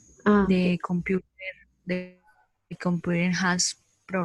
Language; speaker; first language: English; non-native, learner; Spanish